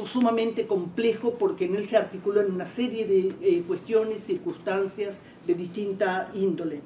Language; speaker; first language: Spanish; native; Spanish